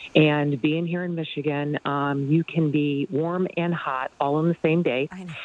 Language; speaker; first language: English; native; English